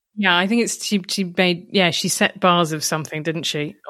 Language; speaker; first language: English; native; English